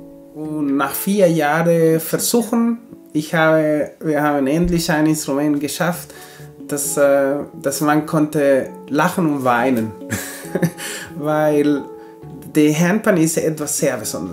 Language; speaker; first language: German; non-native, fluent; Spanish